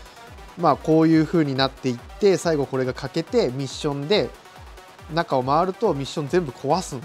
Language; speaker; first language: Japanese; native; Japanese